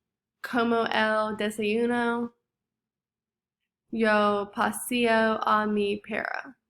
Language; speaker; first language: Spanish; non-native, learner; English